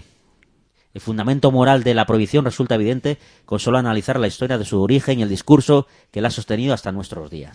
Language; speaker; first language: Spanish; native; Spanish